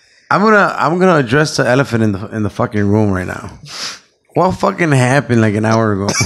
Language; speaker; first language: English; early bilingual, other home language; Spanish